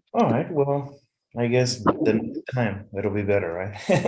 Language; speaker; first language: English; non-native, fluent; Spanish